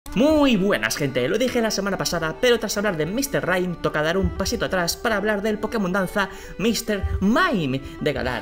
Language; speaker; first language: Spanish; native; Spanish